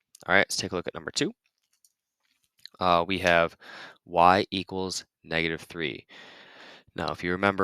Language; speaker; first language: English; native; English